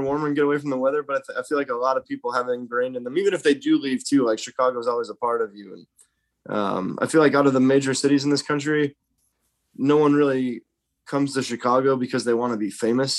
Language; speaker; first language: English; native; English